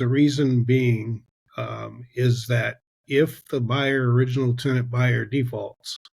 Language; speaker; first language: English; native; English